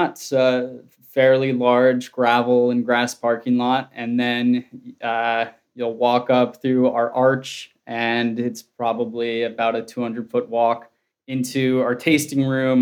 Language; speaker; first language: English; native; English